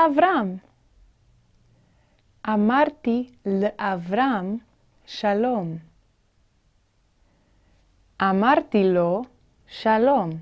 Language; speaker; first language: Hebrew; non-native, fluent; English